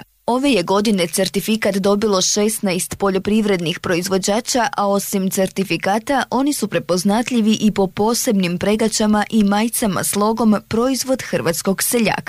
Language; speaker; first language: Serbian; native; Serbian